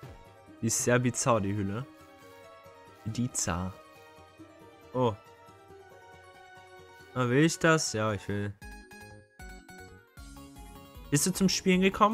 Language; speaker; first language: German; native; German